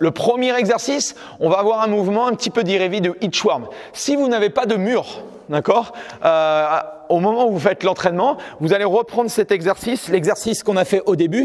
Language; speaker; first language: French; native; French